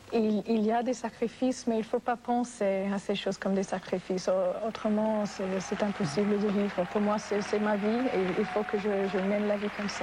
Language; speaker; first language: French; non-native, fluent; English